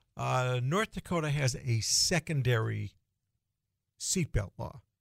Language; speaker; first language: English; native; English